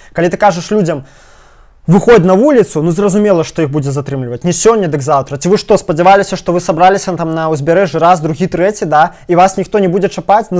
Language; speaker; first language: Belarusian; non-native, local second language; Russian